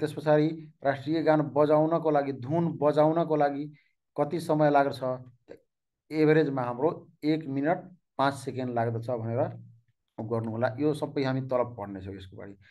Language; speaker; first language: Nepali; non-native, local second language; Maithili